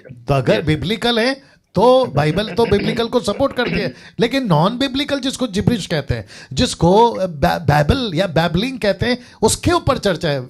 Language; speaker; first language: Hindi; native; Hindi